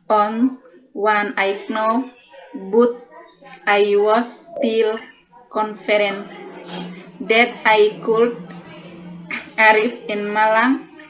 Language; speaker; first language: English; non-native, learner; Indonesian